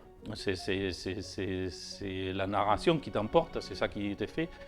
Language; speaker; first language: French; native; French